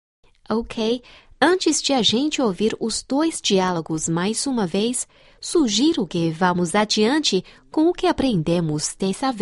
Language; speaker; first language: Portuguese; non-native, fluent; Chinese